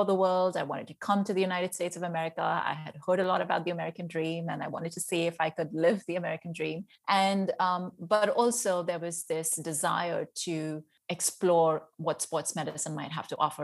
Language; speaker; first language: English; non-native, local second language; Hindi